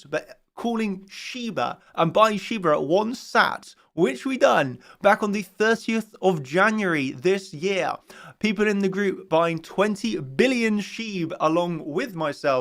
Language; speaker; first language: English; native; English